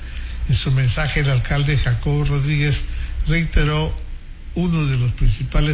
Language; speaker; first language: Spanish; native; Spanish